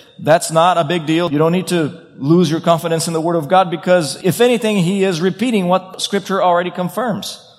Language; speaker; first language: English; non-native, fluent; Portuguese